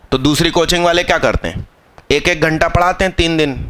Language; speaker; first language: Hindi; non-native, local second language; Gujarati